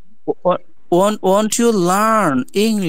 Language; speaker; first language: English; non-native, fluent; Bangla